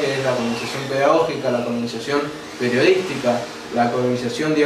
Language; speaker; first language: Spanish; native; Spanish